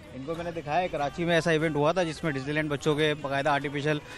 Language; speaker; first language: Urdu; native; Urdu